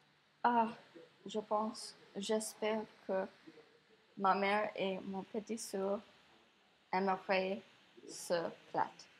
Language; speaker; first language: French; non-native, learner; English